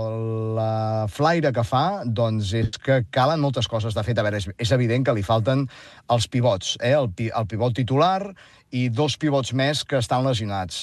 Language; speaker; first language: Catalan; native; Catalan